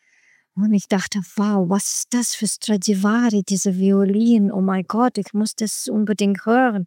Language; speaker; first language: German; non-native, learner; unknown